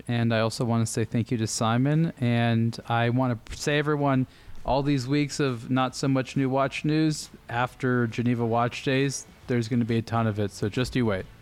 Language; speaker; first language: English; native; English